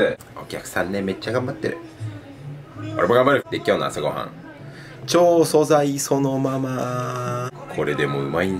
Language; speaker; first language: Japanese; native; Japanese